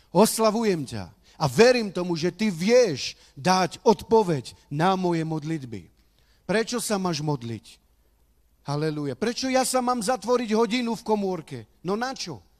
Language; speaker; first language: Slovak; non-native, local second language; Romany